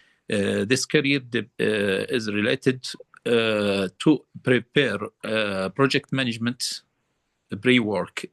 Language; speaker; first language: English; non-native, learner; Arabic